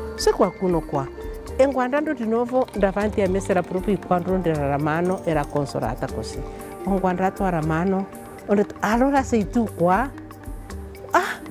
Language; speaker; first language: Italian; non-native, fluent; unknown